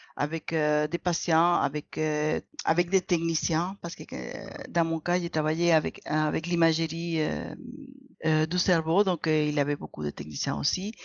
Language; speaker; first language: French; non-native, fluent; Spanish